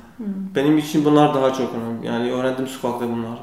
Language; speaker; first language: Turkish; non-native, learner; Kurdish